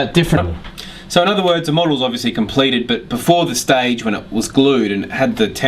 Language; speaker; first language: English; native; English